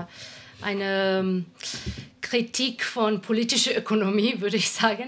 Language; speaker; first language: German; non-native, fluent; Spanish